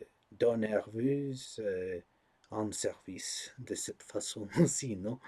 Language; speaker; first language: French; non-native, learner; English